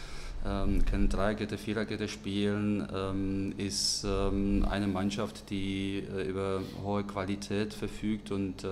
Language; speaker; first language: German; non-native, fluent; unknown